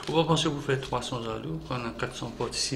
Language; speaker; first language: French; non-native, local second language; Morisyen